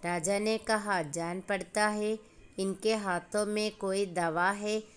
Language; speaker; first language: Hindi; non-native, local second language; Malayalam